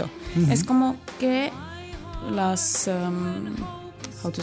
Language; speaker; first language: Spanish; non-native, learner; Finnish